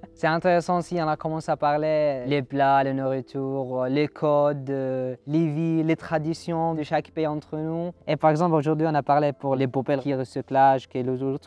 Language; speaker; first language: French; non-native, learner; Arabic